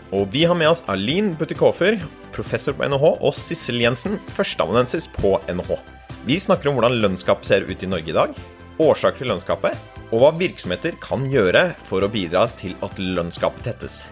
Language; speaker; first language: Norwegian; native; Norwegian